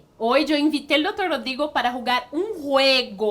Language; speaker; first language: Spanish; non-native, fluent; Portuguese